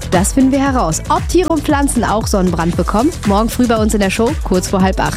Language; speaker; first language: German; native; German